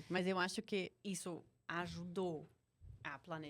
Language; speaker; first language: Portuguese; non-native, fluent; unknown